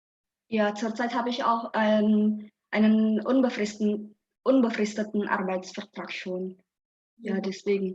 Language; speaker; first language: German; non-native, fluent; Indonesian